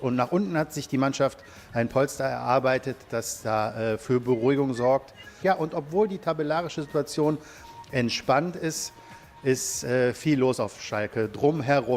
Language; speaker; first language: German; native; German